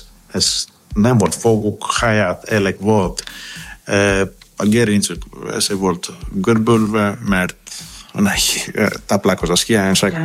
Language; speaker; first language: Hungarian; non-native, learner; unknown